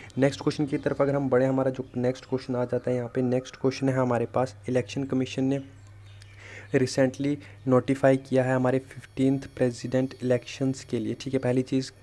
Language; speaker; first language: Hindi; non-native, local second language; Kashmiri